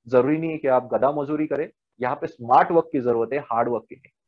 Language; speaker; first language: Hindi; non-native, local second language; Marathi